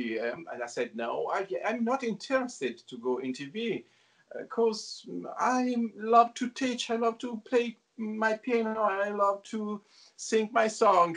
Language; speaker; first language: English; non-native, learner; Italian